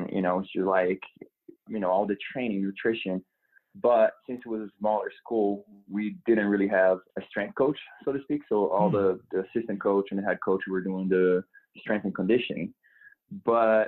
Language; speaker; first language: English; non-native, fluent; Portuguese